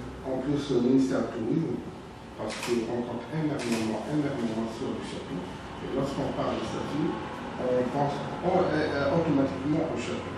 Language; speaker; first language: French; non-native, local second language; Arabic